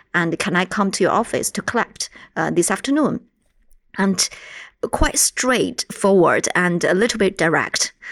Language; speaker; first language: English; non-native, fluent; Chinese